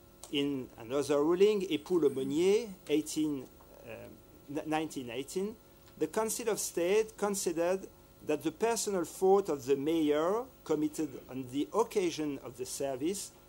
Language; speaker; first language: English; non-native, fluent; French